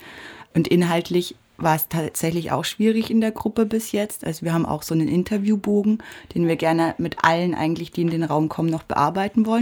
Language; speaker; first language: German; native; German